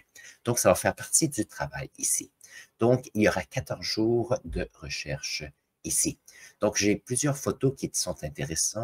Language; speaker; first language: French; native; French